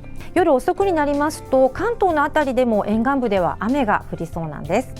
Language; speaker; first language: Japanese; native; Japanese